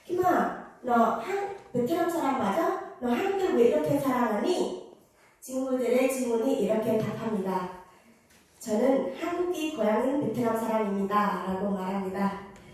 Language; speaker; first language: Korean; non-native, fluent; Vietnamese